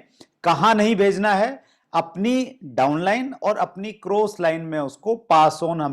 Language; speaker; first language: Hindi; native; Hindi